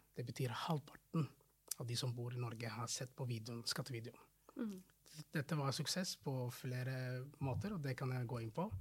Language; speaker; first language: Norwegian; non-native, fluent; Somali